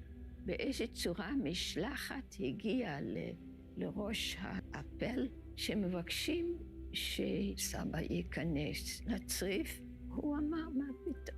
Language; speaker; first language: Hebrew; early bilingual, other home language; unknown